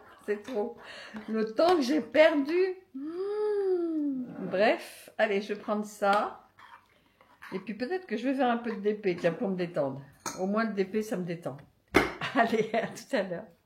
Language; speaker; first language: French; native; French